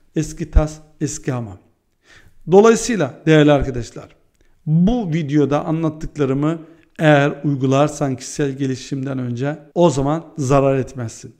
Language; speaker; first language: Turkish; early bilingual, heritage; Turkish